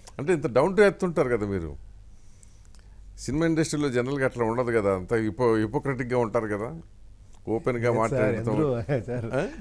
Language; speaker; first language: Telugu; native; Telugu